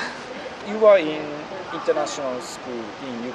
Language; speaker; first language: English; non-native, fluent; Japanese